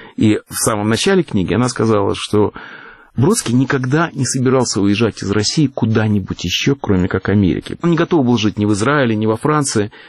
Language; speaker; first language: Russian; native; Russian